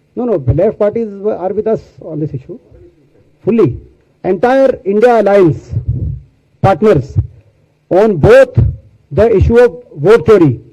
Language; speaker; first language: English; non-native, local second language; Hindi